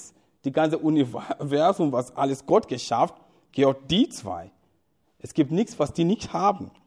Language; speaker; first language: German; non-native, fluent; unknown